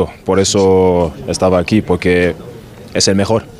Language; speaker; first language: Spanish; non-native, learner; German